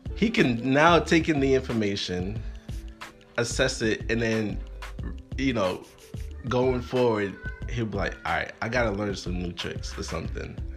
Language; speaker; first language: English; early bilingual, other home language; Haitian Creole